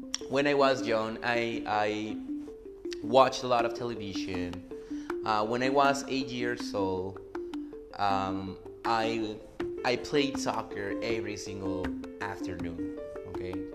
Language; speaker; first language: English; non-native, fluent; Spanish